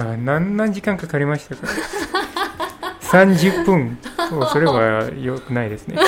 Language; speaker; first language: Japanese; non-native, learner; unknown